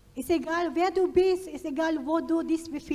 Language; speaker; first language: German; non-native, fluent; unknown